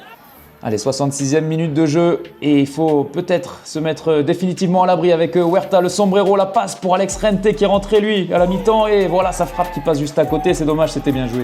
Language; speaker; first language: French; native; French